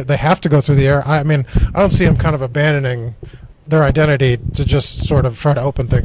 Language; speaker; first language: English; native; English